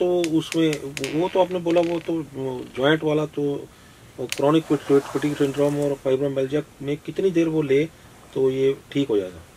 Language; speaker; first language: Hindi; non-native, local second language; Punjabi